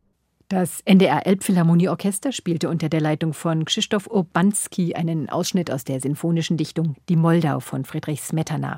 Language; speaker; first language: German; native; German